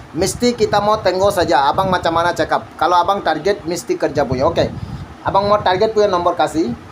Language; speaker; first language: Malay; non-native, learner; Bangla